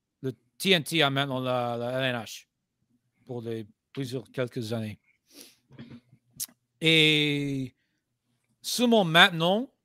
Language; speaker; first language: French; non-native, fluent; English